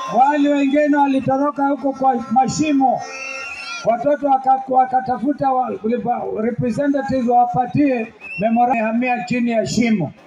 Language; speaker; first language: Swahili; non-native, local second language; Kamba